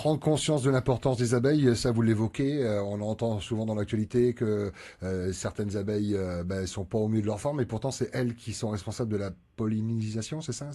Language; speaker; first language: French; native; French